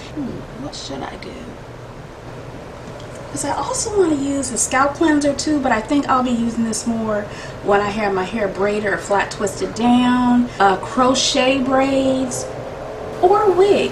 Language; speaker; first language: English; native; English